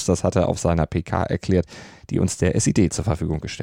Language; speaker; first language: German; native; German